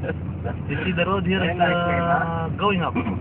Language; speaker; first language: English; non-native, local second language; Filipino